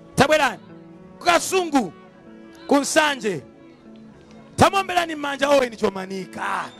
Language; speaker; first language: Nyanja; native; Nyanja